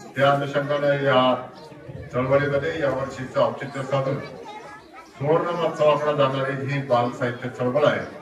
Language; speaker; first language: Marathi; native; Marathi